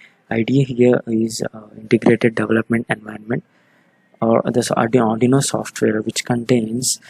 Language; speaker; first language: English; non-native, local second language; Telugu